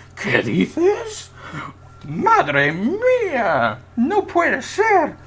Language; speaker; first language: Spanish; non-native, fluent; English